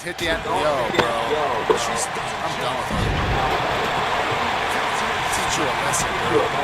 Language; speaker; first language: English; native; English